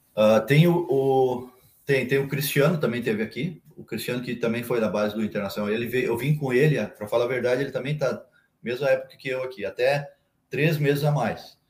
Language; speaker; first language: Portuguese; native; Portuguese